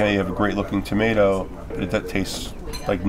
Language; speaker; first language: English; native; English